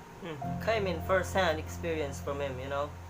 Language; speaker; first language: English; native; English